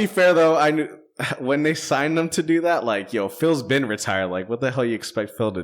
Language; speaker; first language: English; native; English